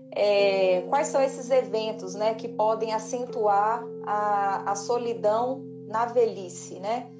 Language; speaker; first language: Portuguese; native; Portuguese